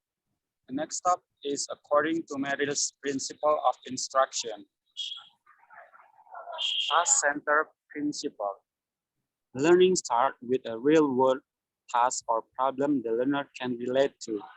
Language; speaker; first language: English; non-native, fluent; Indonesian